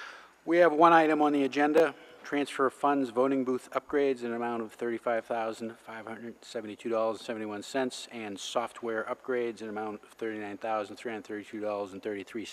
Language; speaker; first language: English; native; English